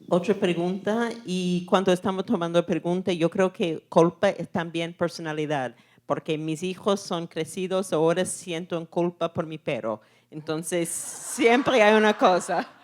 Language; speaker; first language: Spanish; non-native, fluent; English